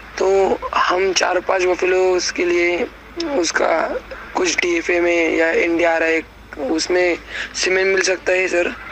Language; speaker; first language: Hindi; non-native, local second language; Marathi